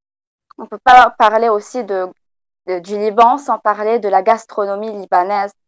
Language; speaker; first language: French; non-native, local second language; Arabic